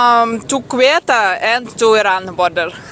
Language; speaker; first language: English; non-native, learner; Russian